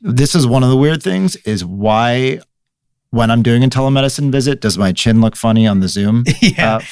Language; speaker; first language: English; native; English